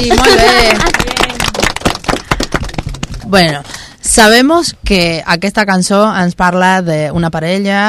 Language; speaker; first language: Catalan; non-native, learner; Spanish